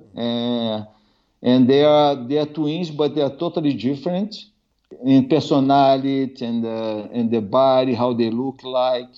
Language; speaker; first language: English; non-native, learner; Portuguese